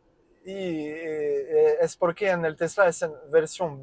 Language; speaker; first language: Spanish; non-native, learner; French